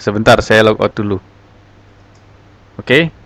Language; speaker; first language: Indonesian; native; Indonesian